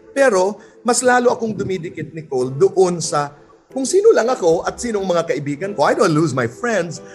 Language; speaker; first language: Filipino; native; Filipino